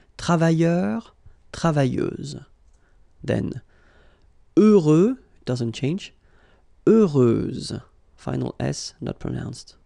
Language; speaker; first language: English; non-native, fluent; French